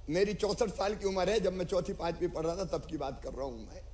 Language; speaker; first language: Hindi; native; Hindi